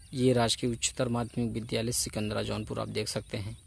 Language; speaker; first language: Hindi; native; Hindi